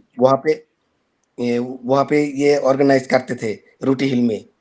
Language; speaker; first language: Hindi; non-native, learner; Bangla